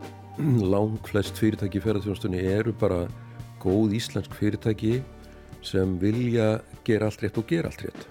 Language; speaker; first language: Icelandic; native; Icelandic